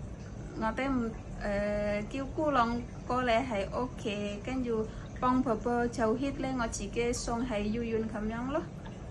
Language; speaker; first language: Chinese; non-native, fluent; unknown